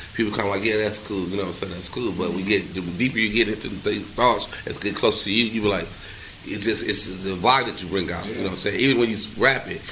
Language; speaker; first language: English; native; English